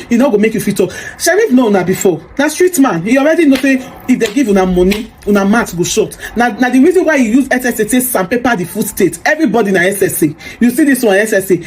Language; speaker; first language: Nigerian Pidgin; native; Nigerian Pidgin